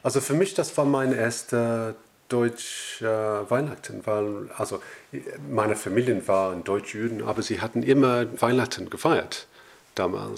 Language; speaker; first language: German; non-native, fluent; English